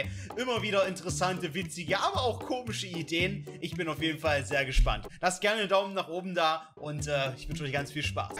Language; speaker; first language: German; native; German